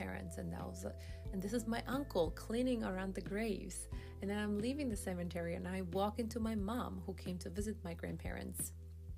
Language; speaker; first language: English; non-native, fluent; Polish